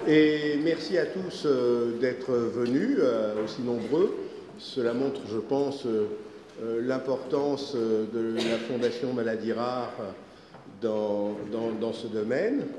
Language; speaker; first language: French; native; French